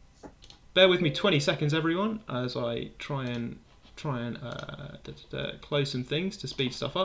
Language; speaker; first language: English; native; English